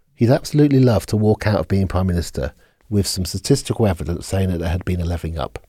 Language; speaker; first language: English; native; English